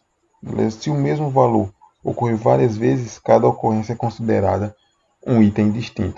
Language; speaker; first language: Portuguese; native; Portuguese